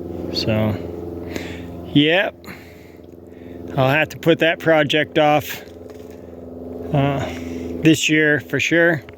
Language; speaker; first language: English; native; English